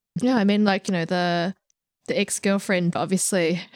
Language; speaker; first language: English; native; English